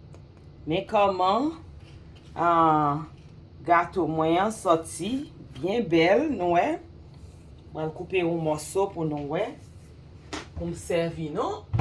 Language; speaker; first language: French; non-native, local second language; Haitian Creole